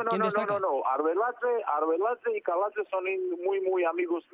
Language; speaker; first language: Spanish; non-native, fluent; Georgian